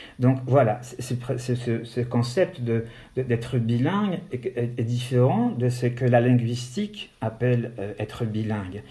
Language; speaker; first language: French; non-native, fluent; Polish